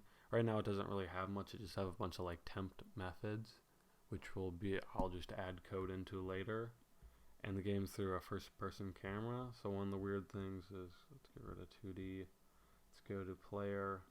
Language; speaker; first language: English; native; English